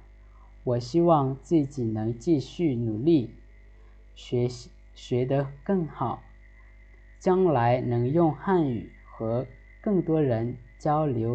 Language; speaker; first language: Chinese; non-native, fluent; Lao